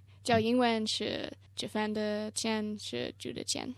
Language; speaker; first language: Chinese; non-native, learner; English